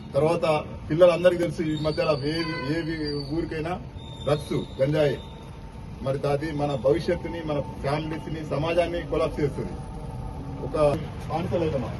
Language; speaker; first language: Telugu; native; Telugu